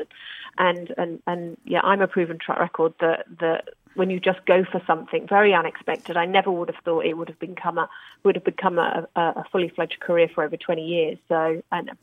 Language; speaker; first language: English; native; English